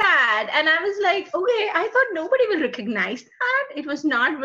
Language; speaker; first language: English; non-native, local second language; Hindi